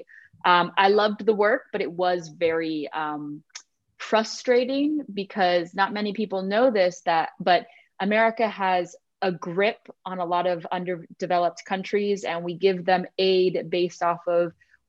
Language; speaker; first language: English; native; English